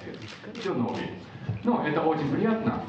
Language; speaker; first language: Russian; non-native, learner; Japanese